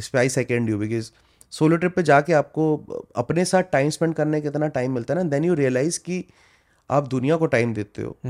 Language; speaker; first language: Hindi; non-native, local second language; Bangla